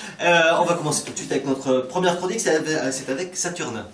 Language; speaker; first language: French; native; French